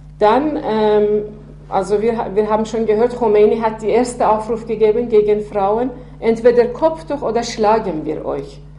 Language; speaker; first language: German; non-native, fluent; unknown